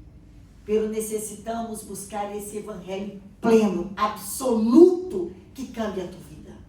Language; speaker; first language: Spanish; non-native, learner; Portuguese